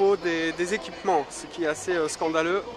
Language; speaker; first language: French; native; French